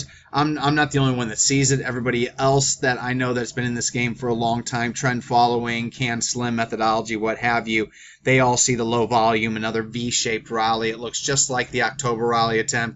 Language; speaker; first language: English; native; English